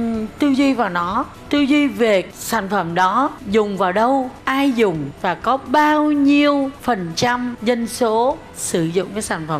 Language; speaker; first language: Vietnamese; native; Vietnamese